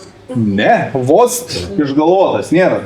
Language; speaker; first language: Lithuanian; native; Lithuanian